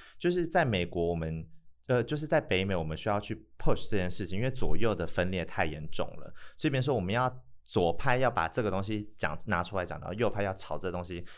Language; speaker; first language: Chinese; native; Chinese